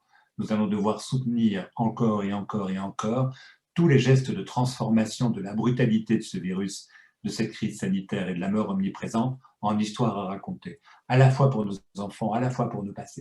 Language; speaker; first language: French; native; French